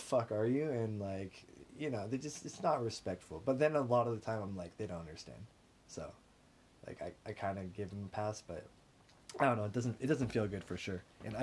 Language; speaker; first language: English; native; English